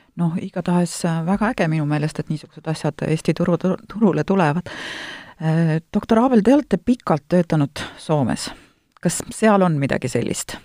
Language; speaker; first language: Estonian; native; Estonian